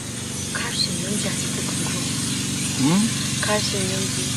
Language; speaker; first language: Korean; non-native, local second language; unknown